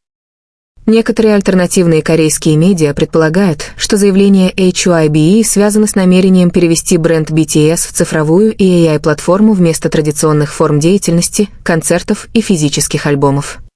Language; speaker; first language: Russian; native; Russian